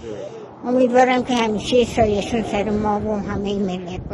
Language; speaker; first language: Persian; native; Persian